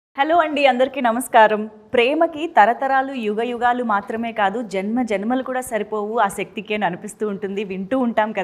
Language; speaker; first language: Telugu; native; Telugu